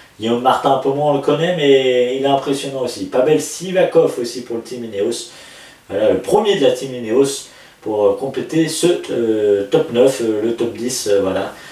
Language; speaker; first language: French; native; French